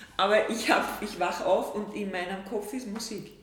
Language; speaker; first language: German; native; German